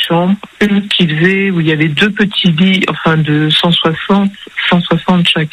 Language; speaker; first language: French; early bilingual, other home language; Spanish